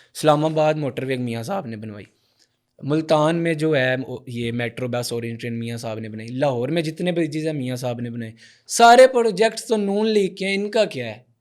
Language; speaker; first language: Urdu; non-native, local second language; Punjabi